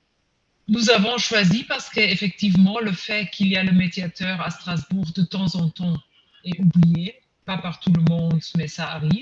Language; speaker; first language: French; non-native, fluent; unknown